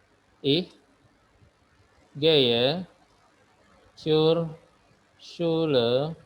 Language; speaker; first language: German; non-native, learner; Indonesian